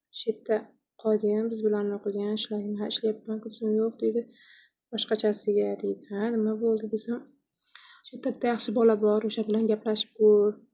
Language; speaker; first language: Uzbek; non-native, local second language; Kyrgyz